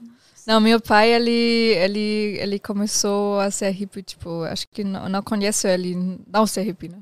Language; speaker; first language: Portuguese; non-native, fluent; German